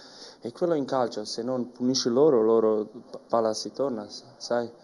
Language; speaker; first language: Italian; non-native, learner; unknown